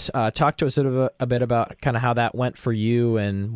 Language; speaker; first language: English; native; English